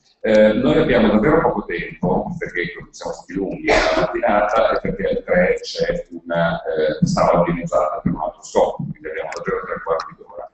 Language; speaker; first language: Italian; native; Italian